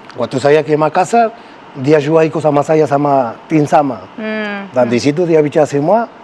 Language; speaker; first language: Indonesian; non-native, fluent; Spanish